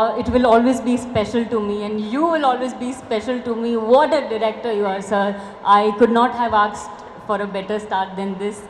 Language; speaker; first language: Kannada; non-native, local second language; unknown